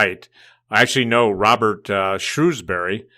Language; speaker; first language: English; native; English